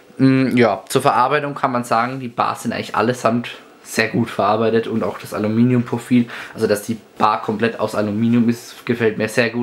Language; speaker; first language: German; native; German